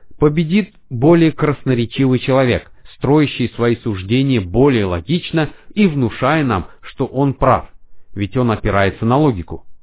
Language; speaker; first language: Russian; non-native, fluent; Arabic